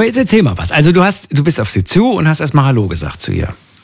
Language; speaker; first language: German; native; German